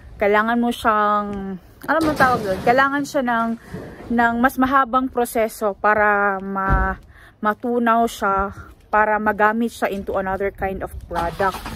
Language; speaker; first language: Filipino; non-native, local second language; Cebuano